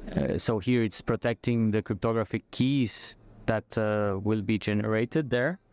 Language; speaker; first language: English; non-native, fluent; French